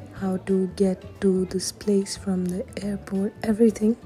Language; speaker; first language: English; non-native, local second language; Hindi